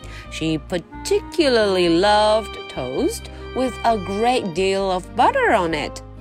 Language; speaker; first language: English; non-native, fluent; Chinese